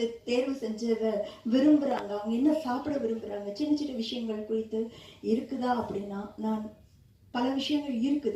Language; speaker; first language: Tamil; native; Tamil